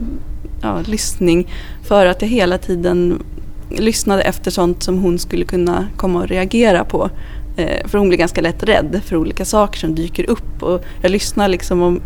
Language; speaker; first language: Swedish; native; Swedish